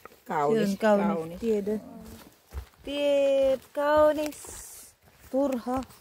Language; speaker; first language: Finnish; non-native, learner; Filipino